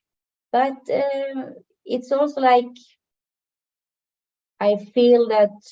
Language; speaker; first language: English; non-native, fluent; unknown